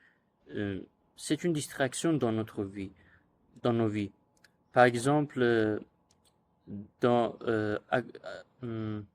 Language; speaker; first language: French; non-native, learner; Persian